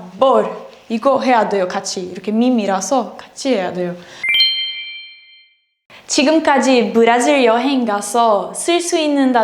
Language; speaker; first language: Korean; non-native, learner; Portuguese